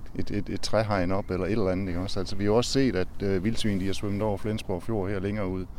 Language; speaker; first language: Danish; native; Danish